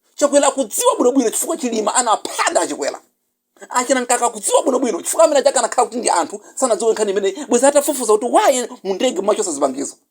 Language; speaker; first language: Nyanja; non-native, local second language; Yao